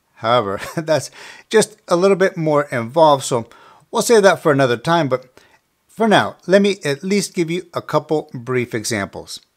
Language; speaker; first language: English; early bilingual, other home language; Spanish